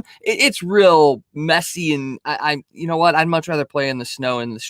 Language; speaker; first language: English; native; English